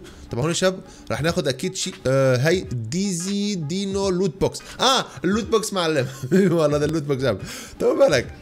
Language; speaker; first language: Arabic; native; Arabic